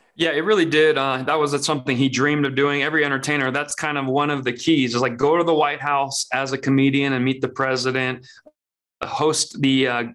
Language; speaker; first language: English; early bilingual, other home language; Persian